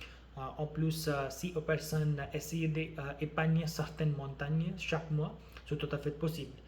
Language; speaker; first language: French; non-native, learner; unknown